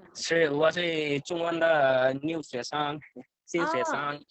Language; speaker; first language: Chinese; non-native, learner; Nepali